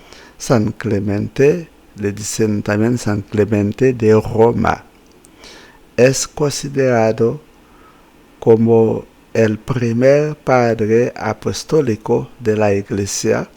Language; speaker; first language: Spanish; non-native, fluent; Haitian Creole